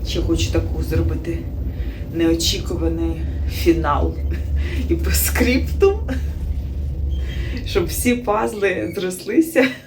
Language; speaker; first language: Ukrainian; native; Ukrainian